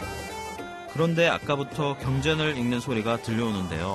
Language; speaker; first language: Korean; native; Korean